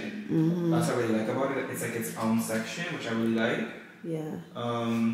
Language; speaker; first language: English; native; English